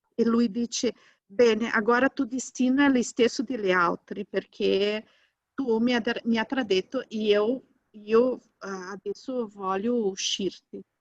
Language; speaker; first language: Italian; non-native, fluent; Portuguese